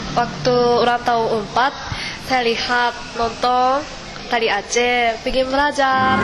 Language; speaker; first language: Indonesian; non-native, learner; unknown